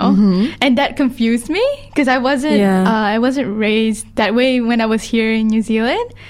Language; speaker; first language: English; early bilingual, other home language; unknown